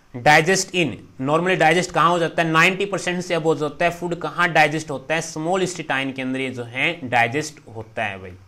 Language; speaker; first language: Hindi; native; Hindi